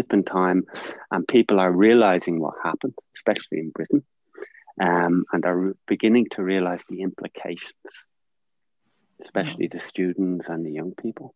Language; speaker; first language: English; native; English